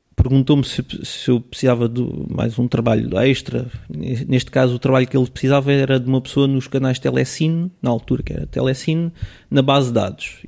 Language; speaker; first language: Portuguese; early bilingual, other home language; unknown